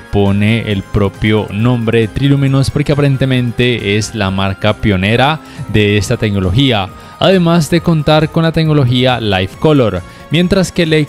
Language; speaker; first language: Spanish; native; Spanish